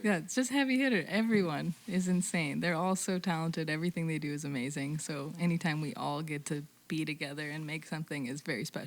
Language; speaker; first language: English; native; English